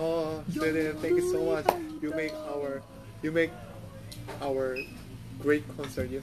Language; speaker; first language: English; non-native, learner; Korean